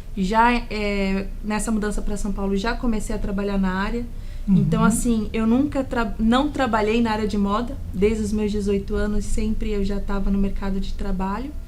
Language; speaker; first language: Portuguese; native; Portuguese